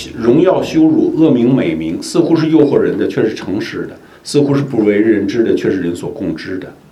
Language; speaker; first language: Chinese; native; Chinese